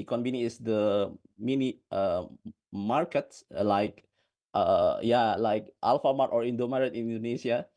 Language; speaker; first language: English; non-native, fluent; Indonesian